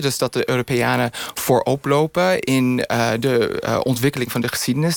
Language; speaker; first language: Dutch; non-native, fluent; English